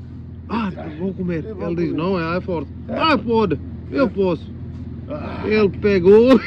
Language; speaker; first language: Portuguese; non-native, learner; Punjabi